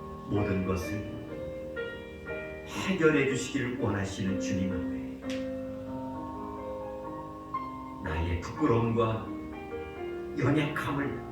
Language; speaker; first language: Korean; native; Korean